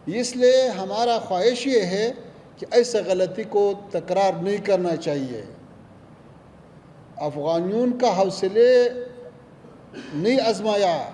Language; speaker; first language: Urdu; non-native, fluent; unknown